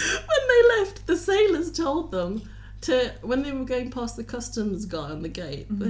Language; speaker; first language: English; native; English